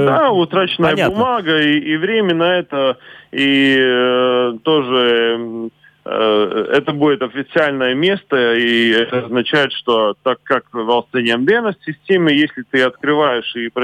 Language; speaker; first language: Russian; non-native, local second language; Latvian